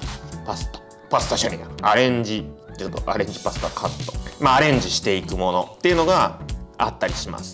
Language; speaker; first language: Japanese; native; Japanese